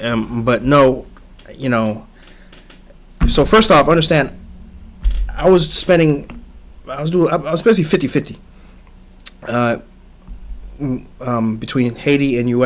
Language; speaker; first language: English; early bilingual, other home language; Haitian Creole